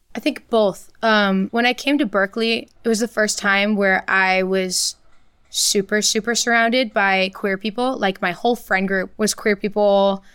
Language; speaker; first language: English; early bilingual, other home language; Portuguese